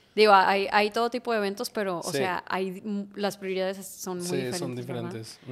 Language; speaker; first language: Spanish; native; Spanish